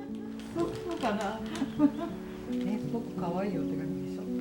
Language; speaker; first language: Japanese; native; Japanese